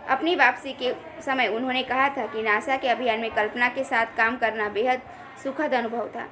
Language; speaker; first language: Hindi; non-native, local second language; Gujarati